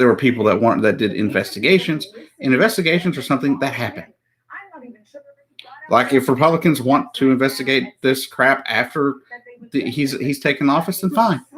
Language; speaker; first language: English; native; English